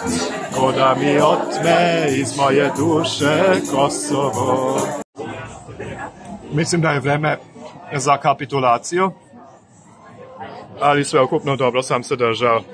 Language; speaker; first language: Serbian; non-native, fluent; German